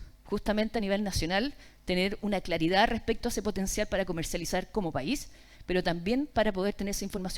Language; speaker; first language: Spanish; native; Spanish